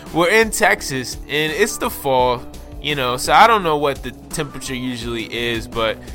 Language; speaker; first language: English; native; English